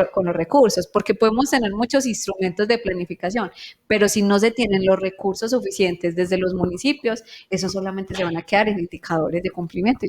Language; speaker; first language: Spanish; native; Spanish